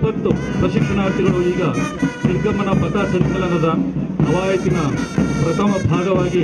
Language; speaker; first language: Kannada; native; Kannada